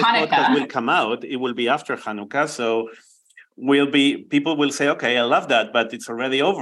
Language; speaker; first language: English; non-native, fluent; Spanish